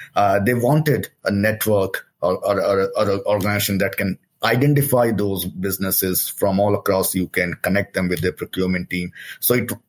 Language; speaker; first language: English; non-native, local second language; Hindi